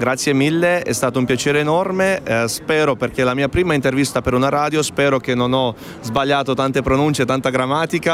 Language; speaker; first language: Italian; non-native, fluent; Bosnian